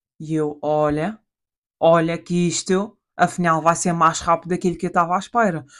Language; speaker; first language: Portuguese; native; Portuguese